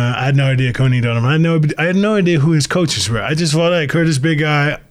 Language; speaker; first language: English; early bilingual, other home language; Dutch